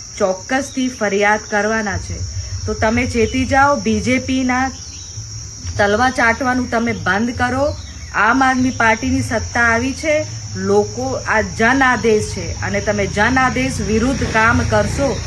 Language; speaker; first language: Gujarati; non-native, local second language; Rathawi